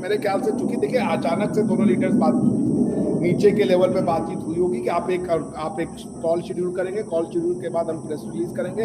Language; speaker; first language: Hindi; native; Hindi